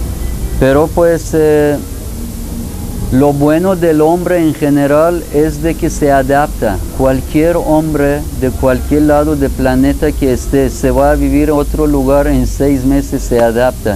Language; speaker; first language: Spanish; non-native, fluent; Persian